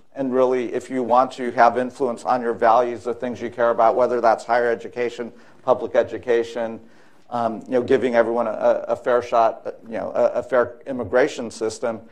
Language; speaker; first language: English; native; English